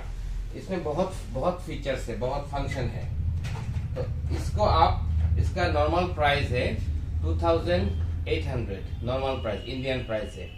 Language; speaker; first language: Hindi; non-native, learner; Bangla